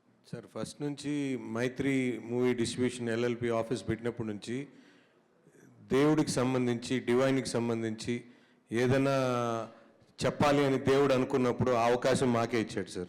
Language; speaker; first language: Telugu; native; Telugu